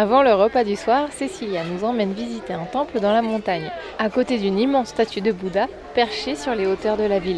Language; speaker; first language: French; native; French